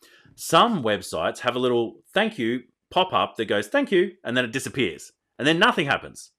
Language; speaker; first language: English; native; English